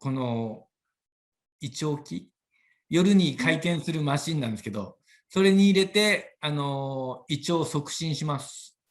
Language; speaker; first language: Japanese; native; Japanese